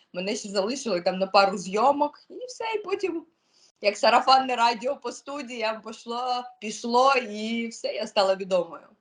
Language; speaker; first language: Ukrainian; non-native, local second language; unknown